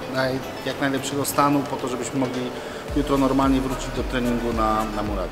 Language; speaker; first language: Polish; native; Polish